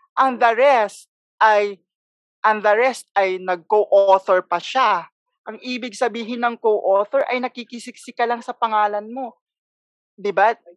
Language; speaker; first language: Filipino; non-native, local second language; Cebuano